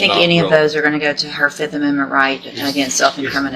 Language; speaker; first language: English; native; English